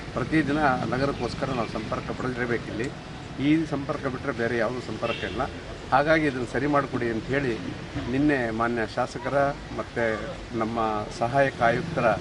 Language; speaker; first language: Kannada; native; Kannada